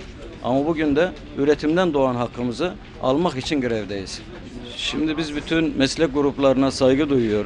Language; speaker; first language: Turkish; native; Turkish